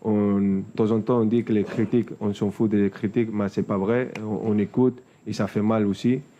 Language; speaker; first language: French; non-native, fluent; Spanish